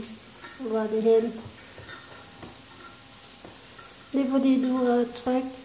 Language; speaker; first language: Danish; non-native, learner; Filipino